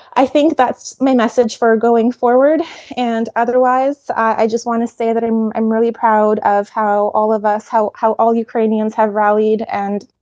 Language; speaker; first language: English; early bilingual, other home language; Ukrainian